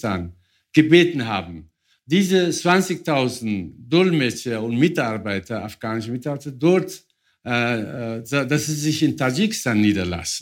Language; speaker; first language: German; non-native, fluent; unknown